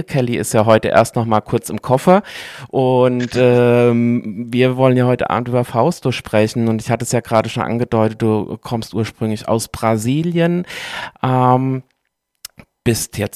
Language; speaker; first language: German; native; German